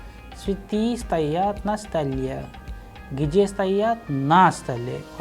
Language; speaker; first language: Russian; non-native, fluent; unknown